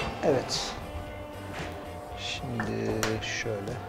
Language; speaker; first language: Turkish; native; Turkish